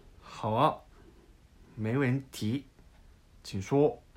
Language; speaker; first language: Chinese; non-native, learner; Japanese